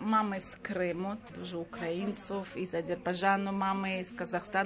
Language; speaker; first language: Polish; non-native, fluent; Crimean Tatar